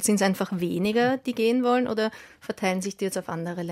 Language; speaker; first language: German; native; German